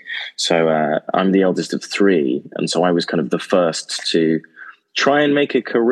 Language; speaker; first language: English; native; English